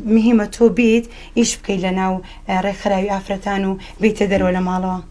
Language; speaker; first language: Central Kurdish; native; Central Kurdish